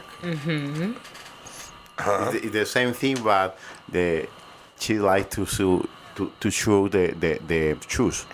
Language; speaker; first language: English; non-native, learner; Spanish